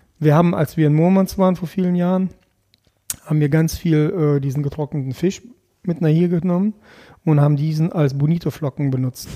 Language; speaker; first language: German; early bilingual, other home language; Russian